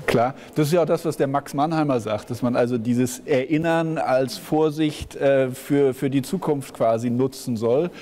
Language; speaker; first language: German; native; German